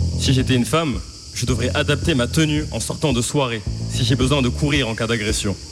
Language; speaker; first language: French; native; French